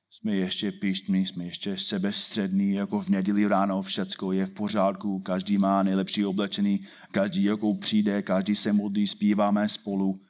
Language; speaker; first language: Czech; non-native, fluent; English